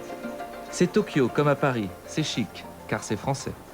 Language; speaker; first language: French; native; French